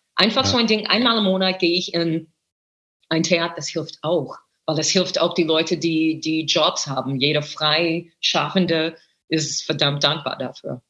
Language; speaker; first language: German; non-native, fluent; English